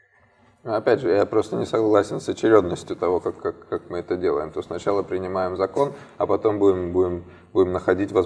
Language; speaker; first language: Russian; native; Russian